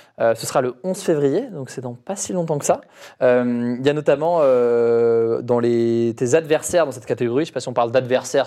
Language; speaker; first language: French; native; French